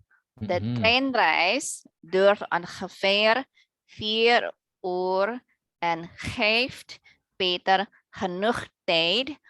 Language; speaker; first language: Dutch; non-native, learner; Indonesian